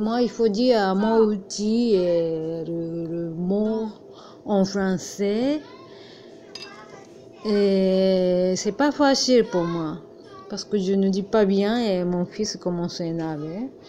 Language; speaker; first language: French; non-native, learner; Japanese